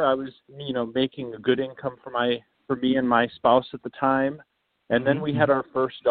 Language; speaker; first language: English; native; English